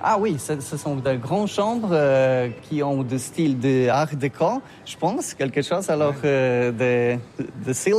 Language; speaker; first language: French; non-native, learner; Polish